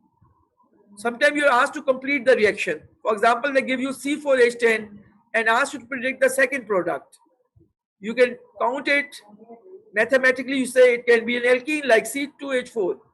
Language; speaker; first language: English; non-native, local second language; Urdu